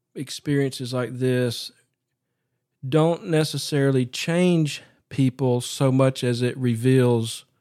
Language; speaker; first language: English; native; English